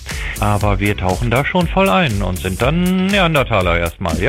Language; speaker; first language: German; native; German